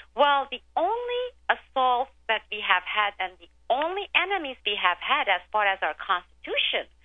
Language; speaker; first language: English; non-native, fluent; Turkish